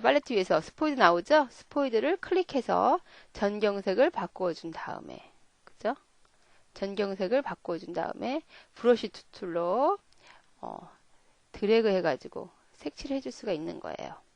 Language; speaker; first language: Korean; native; Korean